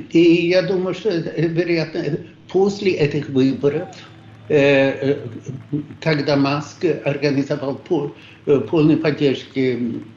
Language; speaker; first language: Russian; non-native, fluent; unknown